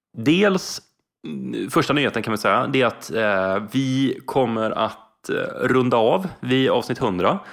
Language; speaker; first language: Swedish; native; Swedish